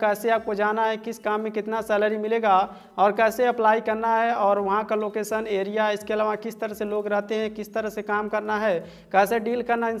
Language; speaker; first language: Hindi; native; Hindi